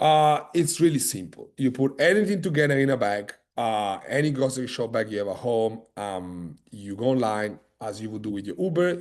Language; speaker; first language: English; non-native, fluent; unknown